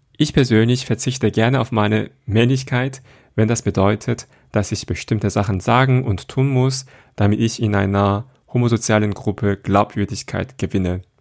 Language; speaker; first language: German; non-native, fluent; Korean